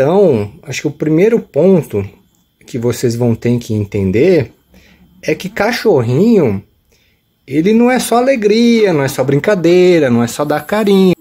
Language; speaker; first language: Portuguese; native; Portuguese